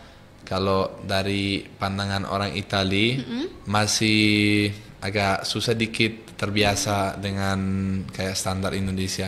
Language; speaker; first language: Indonesian; non-native, fluent; Italian